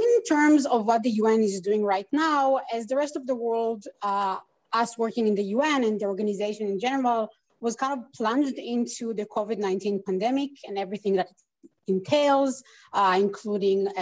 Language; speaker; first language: English; non-native, fluent; Hebrew